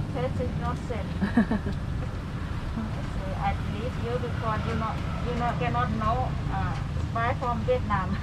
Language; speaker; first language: English; non-native, learner; Vietnamese